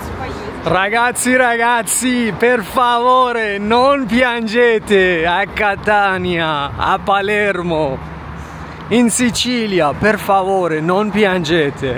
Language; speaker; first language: Italian; non-native, fluent; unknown